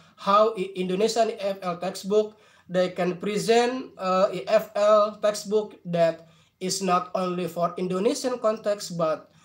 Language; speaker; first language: English; non-native, fluent; Indonesian